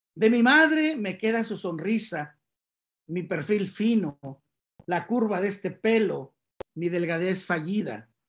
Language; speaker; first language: Spanish; native; Spanish